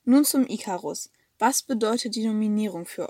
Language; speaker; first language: German; native; German